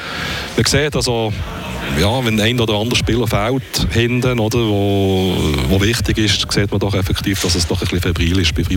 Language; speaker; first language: German; native; German